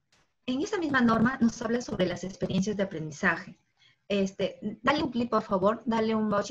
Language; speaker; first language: Spanish; native; Spanish